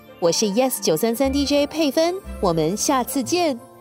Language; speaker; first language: Chinese; native; Chinese